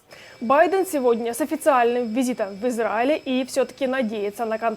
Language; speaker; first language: Russian; native; Russian